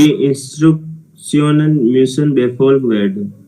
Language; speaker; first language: German; non-native, learner; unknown